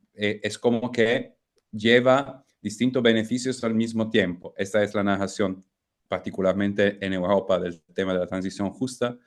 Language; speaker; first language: Spanish; non-native, fluent; Italian